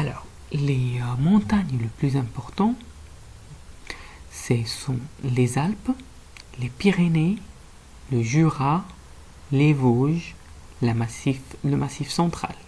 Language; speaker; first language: French; non-native, fluent; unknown